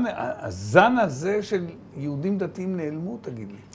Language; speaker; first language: Hebrew; native; Hebrew